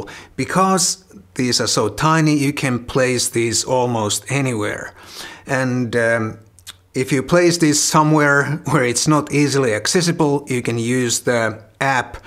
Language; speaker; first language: English; non-native, fluent; Finnish